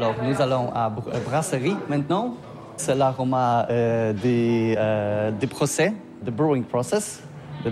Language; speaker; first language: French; non-native, learner; Polish